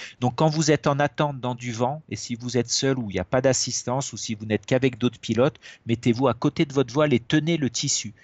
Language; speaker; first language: French; native; French